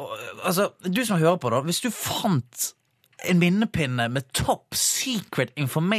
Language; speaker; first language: Norwegian; native; Norwegian